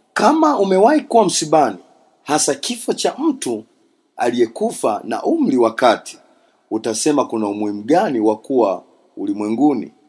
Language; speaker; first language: Swahili; non-native, local second language; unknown